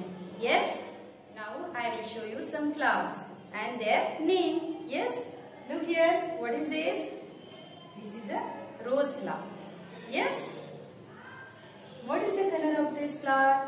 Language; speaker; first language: English; non-native, local second language; Marathi